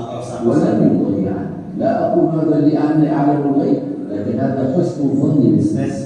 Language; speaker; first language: Arabic; native; Arabic